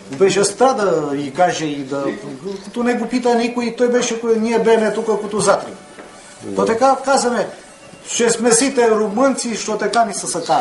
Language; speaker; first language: Bulgarian; early bilingual, heritage; Bulgarian